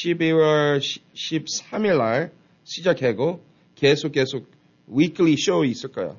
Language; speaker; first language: Korean; early bilingual, heritage; Korean